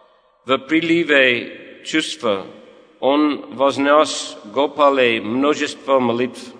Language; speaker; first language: Russian; non-native, fluent; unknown